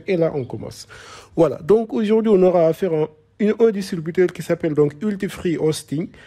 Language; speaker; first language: French; non-native, local second language; Wolof